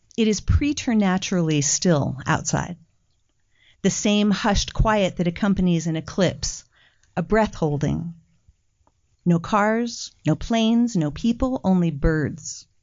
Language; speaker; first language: English; native; English